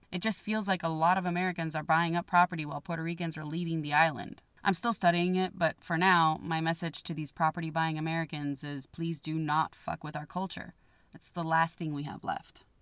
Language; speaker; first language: English; native; English